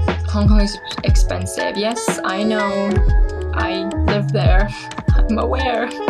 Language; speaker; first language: English; early bilingual, other home language; Swedish